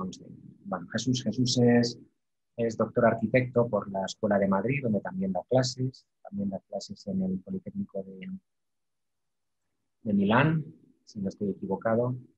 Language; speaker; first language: Spanish; native; Spanish